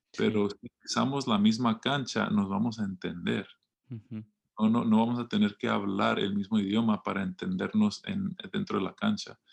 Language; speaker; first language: Spanish; early bilingual, heritage; Spanish